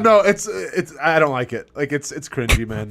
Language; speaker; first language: English; native; English